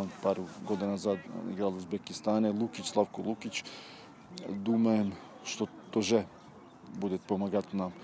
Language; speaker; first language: Russian; non-native, fluent; Serbian